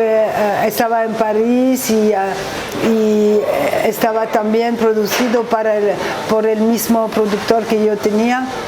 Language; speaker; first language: Spanish; non-native, learner; French